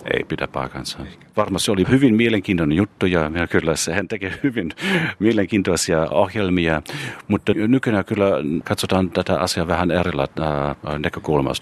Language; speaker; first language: Finnish; non-native, fluent; German